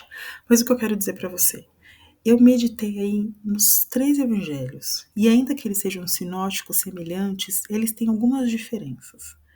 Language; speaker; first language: Portuguese; native; Portuguese